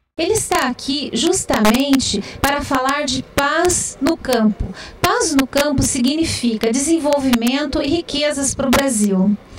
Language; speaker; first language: Portuguese; native; Portuguese